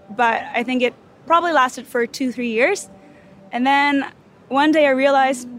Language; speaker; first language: English; non-native, fluent; Japanese